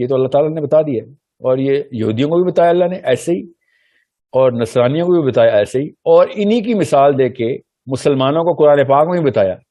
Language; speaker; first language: Urdu; early bilingual, heritage; Urdu